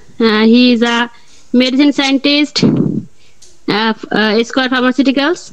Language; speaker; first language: English; non-native, learner; Bangla